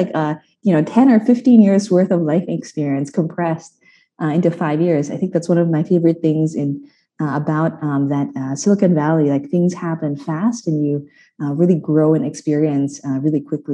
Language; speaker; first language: English; non-native, local second language; Filipino